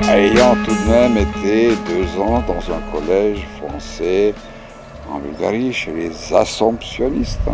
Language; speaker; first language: French; non-native, fluent; Bulgarian